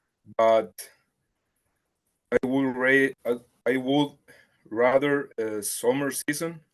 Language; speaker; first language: English; non-native, learner; Spanish